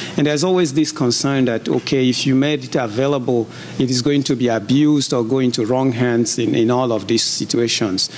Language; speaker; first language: English; non-native, local second language; Igbo